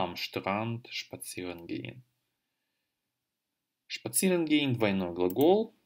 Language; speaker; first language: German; non-native, fluent; Russian